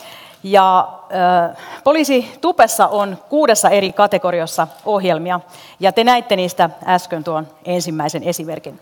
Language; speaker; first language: Finnish; native; Finnish